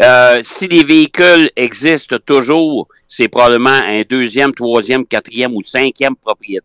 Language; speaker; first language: French; native; French